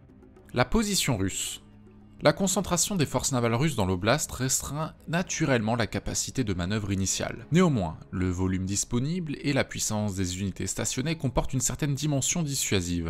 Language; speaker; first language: French; native; French